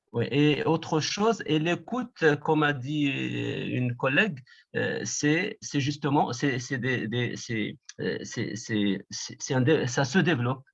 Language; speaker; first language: French; non-native, local second language; Arabic